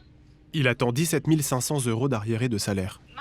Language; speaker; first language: French; native; French